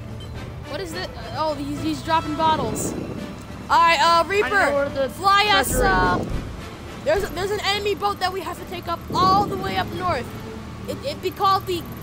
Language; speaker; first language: English; native; English